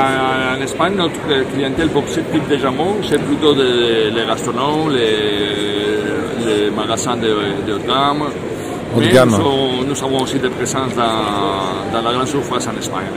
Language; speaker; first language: French; non-native, fluent; Spanish